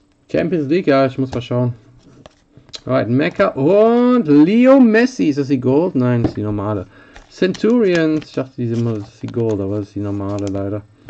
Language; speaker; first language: German; native; German